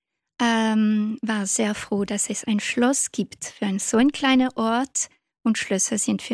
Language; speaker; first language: German; non-native, fluent; French